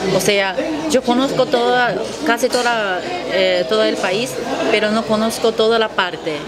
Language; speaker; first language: Spanish; non-native, fluent; Japanese